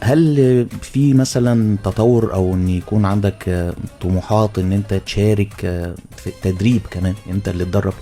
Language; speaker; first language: Arabic; native; Arabic